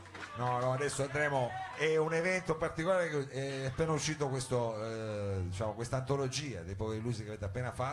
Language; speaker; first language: Italian; native; Italian